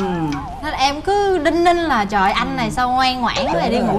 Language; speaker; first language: Vietnamese; native; Vietnamese